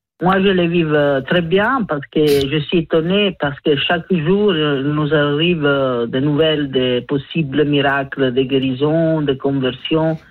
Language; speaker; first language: French; non-native, learner; Italian